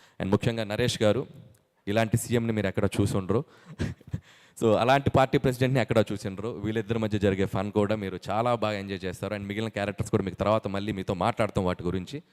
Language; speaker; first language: Telugu; native; Telugu